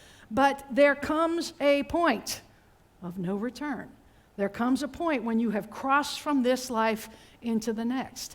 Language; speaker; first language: English; native; English